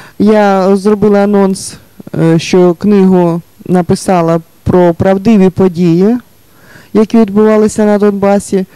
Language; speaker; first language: Ukrainian; native; Ukrainian